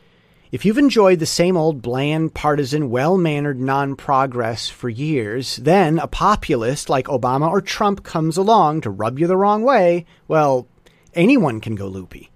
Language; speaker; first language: English; native; English